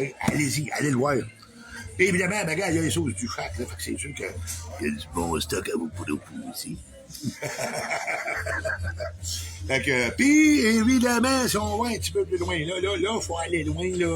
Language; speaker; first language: French; native; French